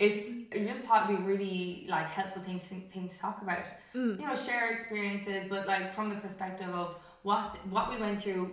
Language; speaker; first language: English; native; English